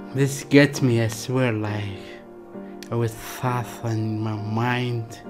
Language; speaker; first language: English; non-native, learner; Arabic